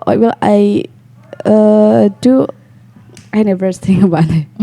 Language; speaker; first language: English; non-native, learner; Indonesian